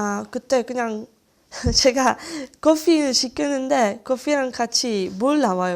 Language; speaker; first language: Korean; non-native, fluent; Czech